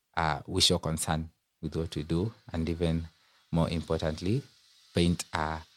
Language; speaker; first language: English; non-native, local second language; Luo (Kenya and Tanzania)